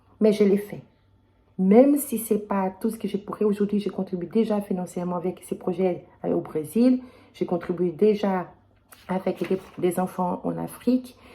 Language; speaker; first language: French; non-native, fluent; Portuguese